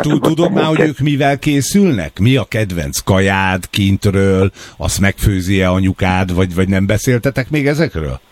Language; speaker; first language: Hungarian; native; Hungarian